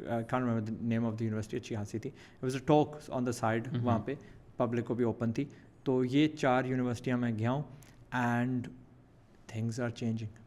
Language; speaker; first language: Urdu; early bilingual, heritage; Urdu